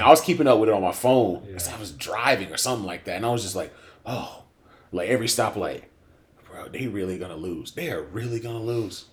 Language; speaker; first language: English; native; English